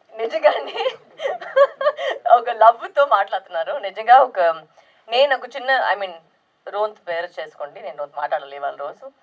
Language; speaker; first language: Telugu; non-native, local second language; Tamil